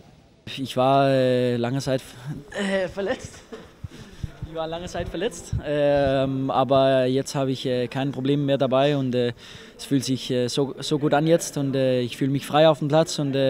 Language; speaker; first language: German; non-native, fluent; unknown